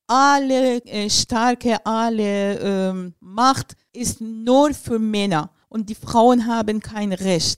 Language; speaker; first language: German; non-native, learner; Persian